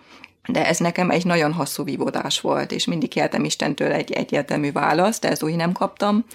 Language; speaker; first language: Hungarian; non-native, fluent; German